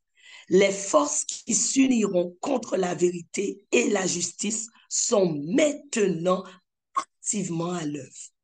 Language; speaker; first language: French; native; French